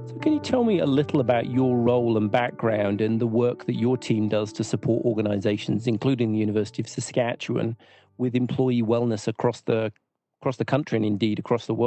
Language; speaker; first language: English; native; English